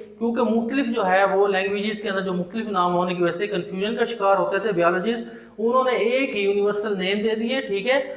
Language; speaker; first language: Urdu; non-native, local second language; Punjabi